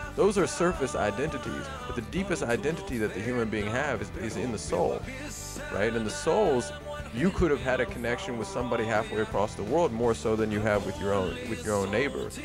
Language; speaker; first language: English; native; English